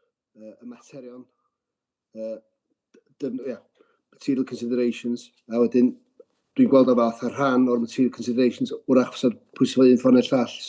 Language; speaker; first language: Welsh; native; Welsh